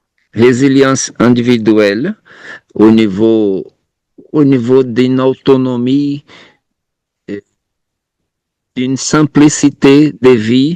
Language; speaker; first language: French; non-native, fluent; Portuguese